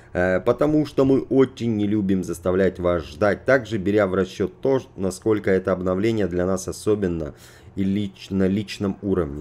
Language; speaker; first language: Russian; native; Russian